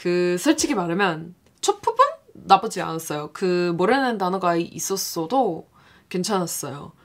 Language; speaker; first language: Korean; non-native, fluent; English